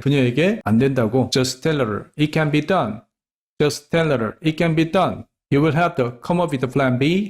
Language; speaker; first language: English; non-native, fluent; Korean